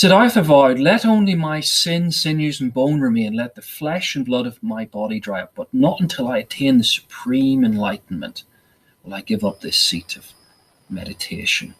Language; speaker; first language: English; native; English